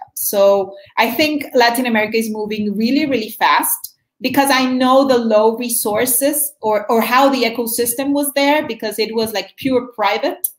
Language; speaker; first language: English; non-native, fluent; Spanish